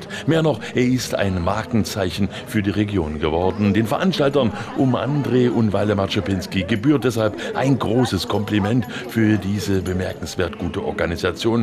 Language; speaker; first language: German; native; German